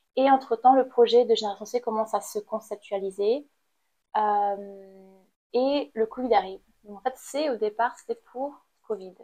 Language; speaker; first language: French; non-native, fluent; Khmer